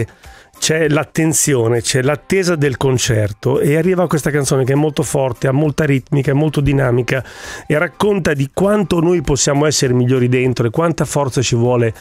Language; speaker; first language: Italian; native; Italian